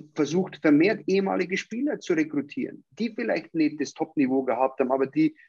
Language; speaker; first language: German; native; German